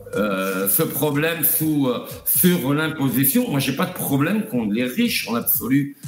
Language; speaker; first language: French; native; French